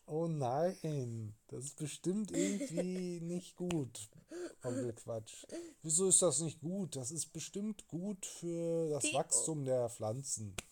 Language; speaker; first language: German; native; German